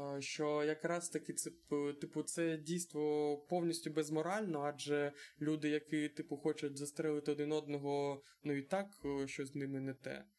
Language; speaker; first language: Ukrainian; non-native, local second language; Russian